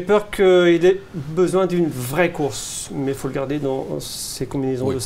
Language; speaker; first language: French; native; French